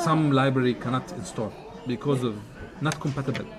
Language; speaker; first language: English; non-native, fluent; Arabic